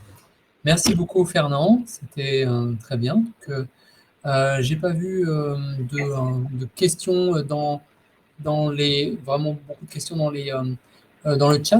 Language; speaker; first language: French; native; French